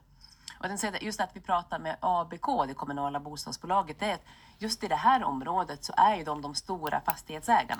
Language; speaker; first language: Swedish; native; Swedish